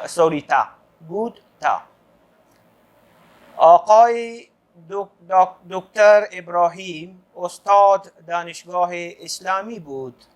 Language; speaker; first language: Persian; non-native, fluent; Urdu